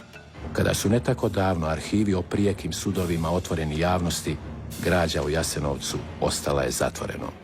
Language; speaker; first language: Croatian; native; Croatian